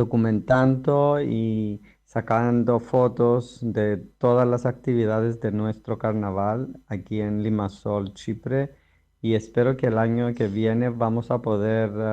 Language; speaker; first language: Spanish; non-native, fluent; Greek